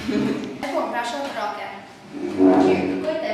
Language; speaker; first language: Slovenian; early bilingual, heritage; Slovenian